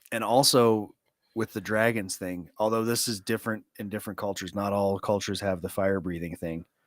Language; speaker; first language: English; native; English